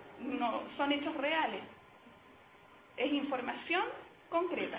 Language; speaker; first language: Spanish; native; Spanish